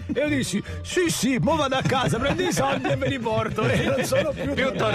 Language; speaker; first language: Italian; native; Italian